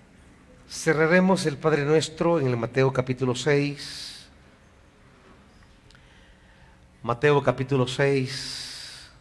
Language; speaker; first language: Spanish; native; Spanish